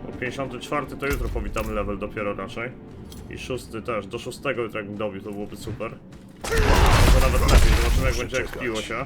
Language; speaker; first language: Polish; native; Polish